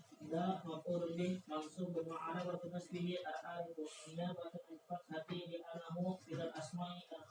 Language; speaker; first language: Arabic; non-native, learner; Indonesian